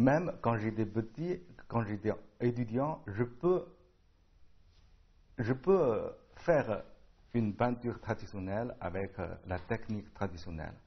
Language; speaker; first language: French; non-native, learner; Chinese